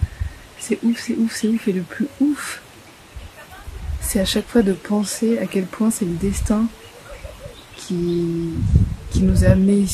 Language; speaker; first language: French; native; French